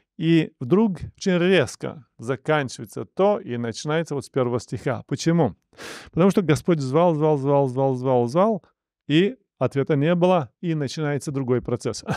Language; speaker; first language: Russian; non-native, local second language; Romanian